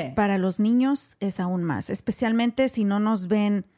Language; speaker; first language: Spanish; native; Spanish